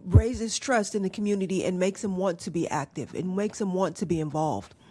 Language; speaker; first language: English; native; English